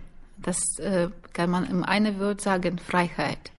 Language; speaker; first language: German; non-native, learner; Russian